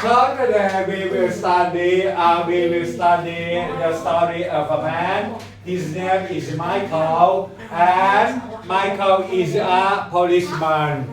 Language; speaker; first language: English; non-native, fluent; Thai